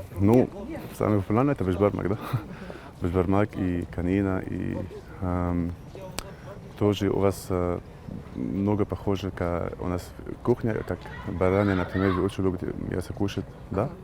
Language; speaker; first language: Russian; non-native, learner; Arabic